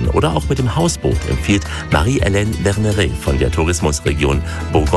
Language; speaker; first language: German; native; German